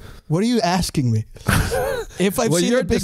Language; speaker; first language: English; native; English